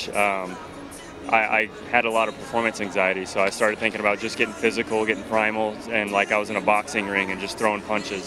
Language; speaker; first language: English; native; English